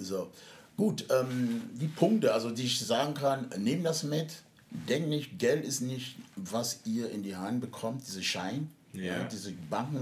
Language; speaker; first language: German; non-native, fluent; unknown